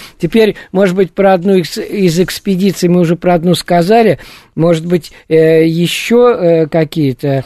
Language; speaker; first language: Russian; native; Russian